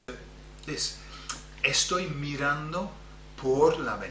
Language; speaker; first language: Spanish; non-native, fluent; English